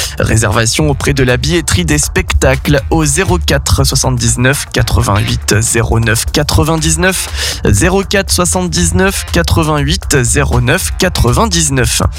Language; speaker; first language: French; native; French